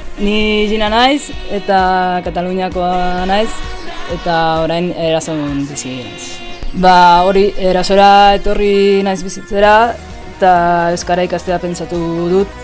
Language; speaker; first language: Basque; non-native, learner; Catalan